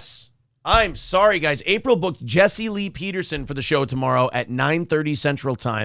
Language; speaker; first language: English; native; English